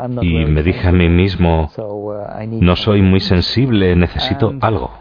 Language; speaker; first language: Spanish; non-native, fluent; German